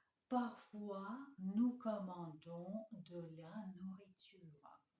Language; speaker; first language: French; non-native, fluent; Russian